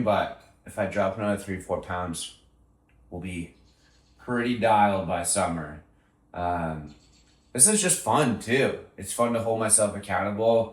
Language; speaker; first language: English; native; English